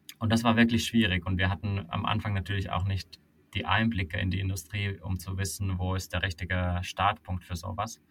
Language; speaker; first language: German; non-native, fluent; Finnish